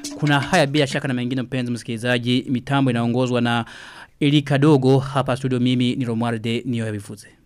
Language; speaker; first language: Swahili; non-native, local second language; Rundi